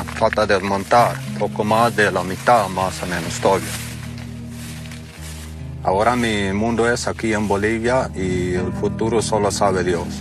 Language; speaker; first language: Spanish; non-native, local second language; Plautdietsch